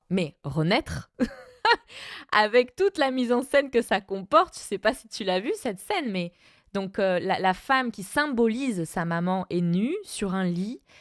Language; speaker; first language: French; non-native, fluent; Spanish